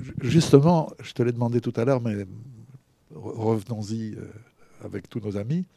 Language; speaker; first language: French; native; French